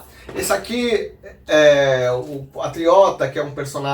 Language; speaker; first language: Portuguese; native; Portuguese